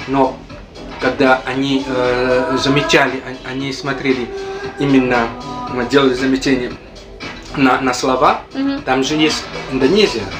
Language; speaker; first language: Russian; non-native, fluent; Indonesian